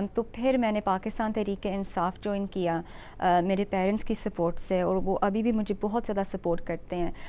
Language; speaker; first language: Urdu; early bilingual, heritage; Urdu